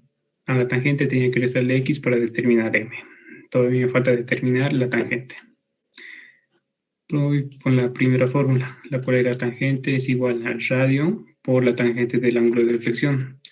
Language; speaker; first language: Spanish; native; Spanish